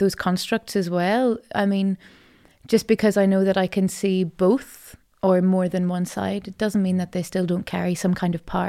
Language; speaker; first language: English; native; English